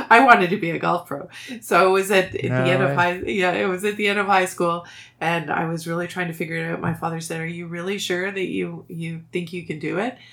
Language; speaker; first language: English; native; English